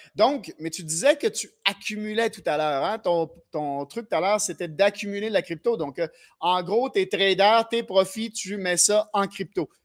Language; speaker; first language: French; native; French